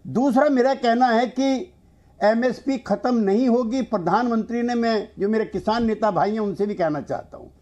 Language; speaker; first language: Hindi; native; Hindi